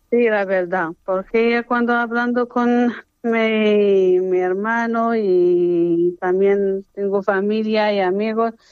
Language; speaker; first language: Spanish; non-native, learner; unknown